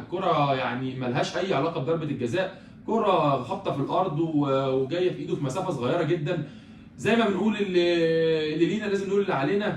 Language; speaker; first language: Arabic; native; Arabic